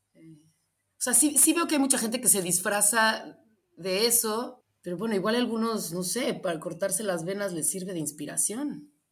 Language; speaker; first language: Spanish; native; Spanish